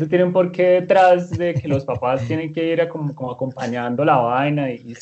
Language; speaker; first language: Spanish; native; Spanish